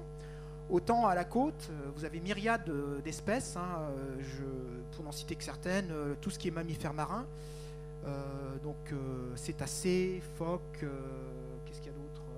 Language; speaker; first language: French; native; French